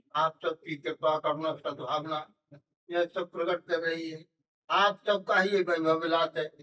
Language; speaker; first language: Hindi; native; Hindi